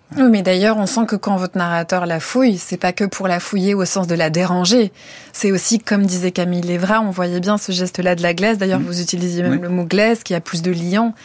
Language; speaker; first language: French; native; French